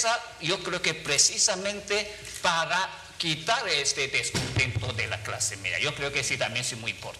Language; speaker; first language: Spanish; non-native, fluent; Chinese